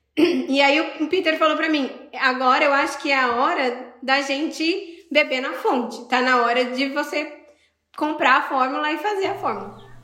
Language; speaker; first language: Portuguese; native; Portuguese